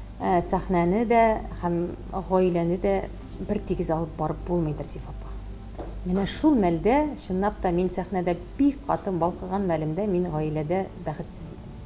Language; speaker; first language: Tatar; native; Tatar